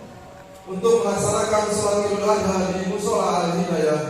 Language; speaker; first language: Indonesian; native; Indonesian